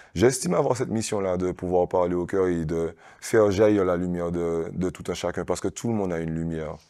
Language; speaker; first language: French; native; French